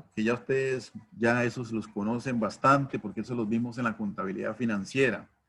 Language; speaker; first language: Spanish; native; Spanish